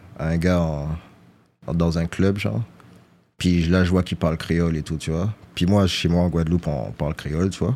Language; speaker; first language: French; native; French